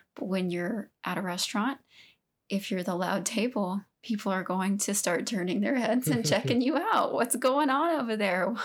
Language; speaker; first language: English; native; English